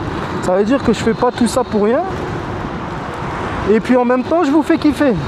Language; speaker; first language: French; native; French